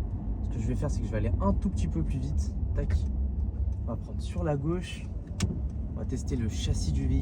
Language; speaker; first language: French; native; French